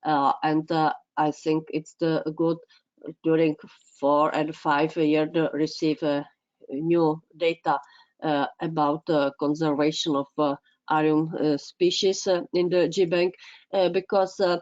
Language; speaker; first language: English; non-native, fluent; Czech